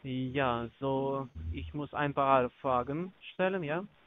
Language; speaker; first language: German; non-native, learner; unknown